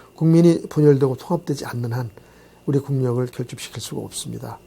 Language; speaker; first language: Korean; native; Korean